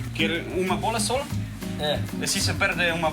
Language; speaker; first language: Portuguese; non-native, learner; French